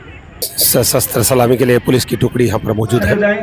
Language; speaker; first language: Hindi; native; Hindi